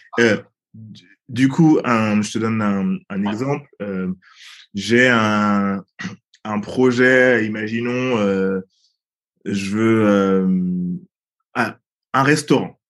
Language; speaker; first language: French; native; French